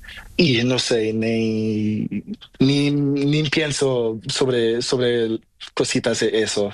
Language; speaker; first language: Spanish; non-native, learner; Portuguese